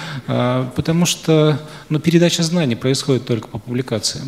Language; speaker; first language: Russian; native; Russian